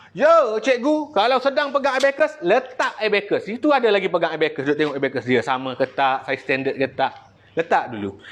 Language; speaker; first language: Malay; native; Malay